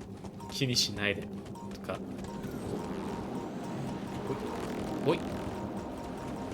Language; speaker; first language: Japanese; non-native, learner; English